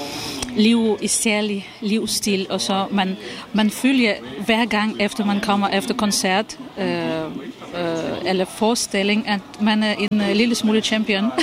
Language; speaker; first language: Danish; non-native, fluent; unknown